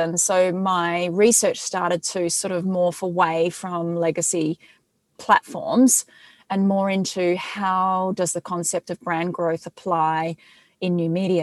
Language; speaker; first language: English; native; English